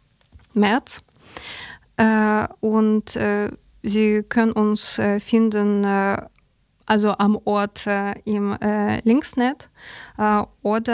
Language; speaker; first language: German; non-native, learner; Ukrainian